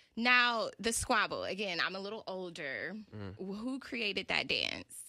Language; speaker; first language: English; native; English